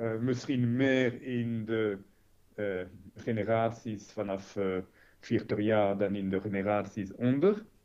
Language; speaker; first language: Dutch; non-native, fluent; French